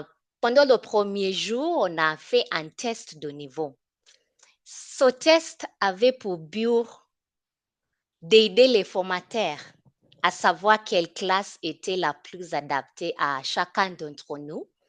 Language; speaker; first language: French; non-native, fluent; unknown